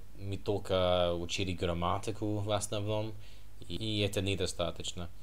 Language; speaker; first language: Russian; non-native, learner; English